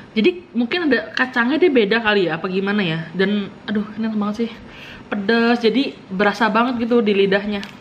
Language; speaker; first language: Indonesian; native; Indonesian